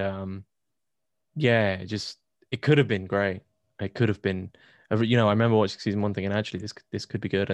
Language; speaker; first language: English; native; English